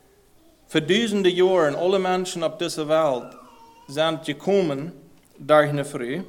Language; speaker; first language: Dutch; non-native, learner; German